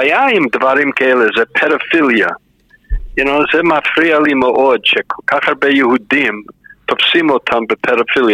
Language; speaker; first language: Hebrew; non-native, fluent; English